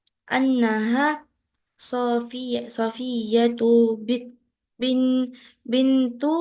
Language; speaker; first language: Arabic; non-native, learner; Indonesian